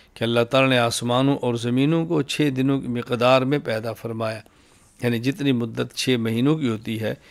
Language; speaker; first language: Urdu; native; Urdu